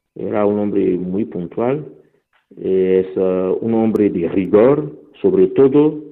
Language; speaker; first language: Spanish; non-native, fluent; Fon